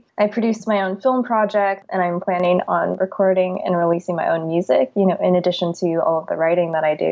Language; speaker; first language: English; native; English